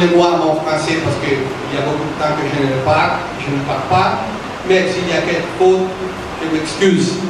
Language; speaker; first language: French; non-native, fluent; Italian